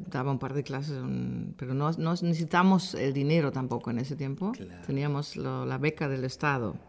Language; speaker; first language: Spanish; non-native, fluent; German